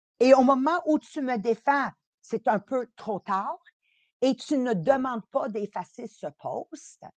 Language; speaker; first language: French; early bilingual, other home language; Italian